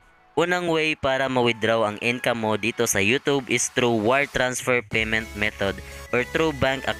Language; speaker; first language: Filipino; native; Filipino